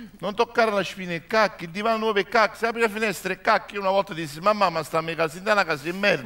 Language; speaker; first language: Italian; native; Italian